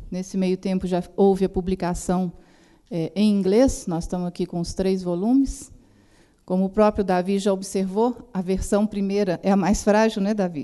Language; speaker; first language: Portuguese; native; Portuguese